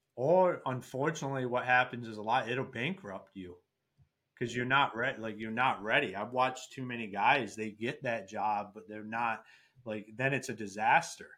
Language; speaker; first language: English; native; English